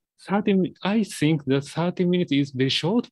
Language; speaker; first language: English; non-native, learner; Japanese